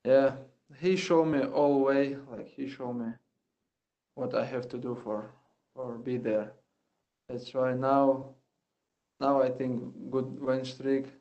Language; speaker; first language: English; non-native, learner; Russian